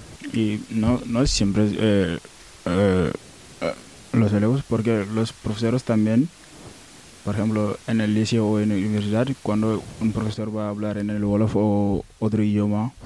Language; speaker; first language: Spanish; non-native, learner; Wolof